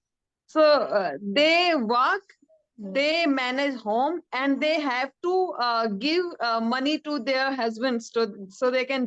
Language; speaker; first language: English; non-native, learner; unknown